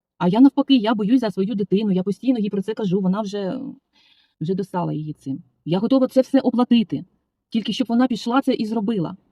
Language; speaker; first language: Ukrainian; native; Ukrainian